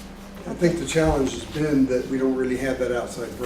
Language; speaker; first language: English; native; English